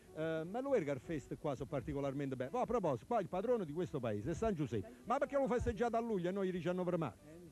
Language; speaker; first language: Italian; native; Italian